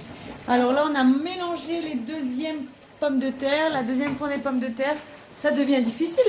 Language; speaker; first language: French; native; French